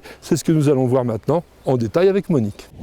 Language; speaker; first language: French; native; French